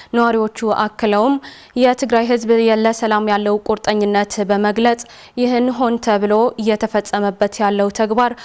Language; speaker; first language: Amharic; non-native, local second language; Tigrinya